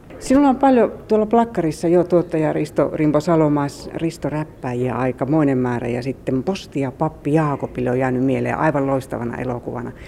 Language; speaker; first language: Finnish; native; Finnish